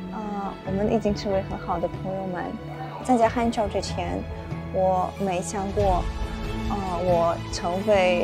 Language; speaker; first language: Chinese; non-native, learner; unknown